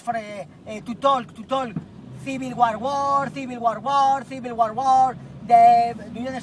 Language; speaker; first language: English; non-native, learner; Spanish